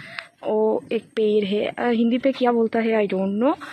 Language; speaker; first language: Hindi; non-native, local second language; Bangla